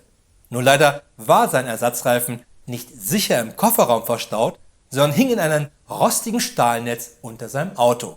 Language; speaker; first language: German; native; German